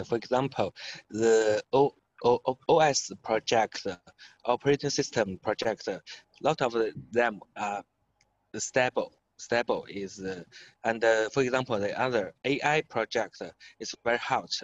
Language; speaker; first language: English; non-native, learner; Chinese